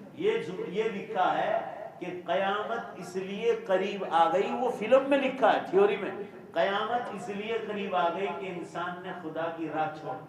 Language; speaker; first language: Urdu; non-native, local second language; Gujarati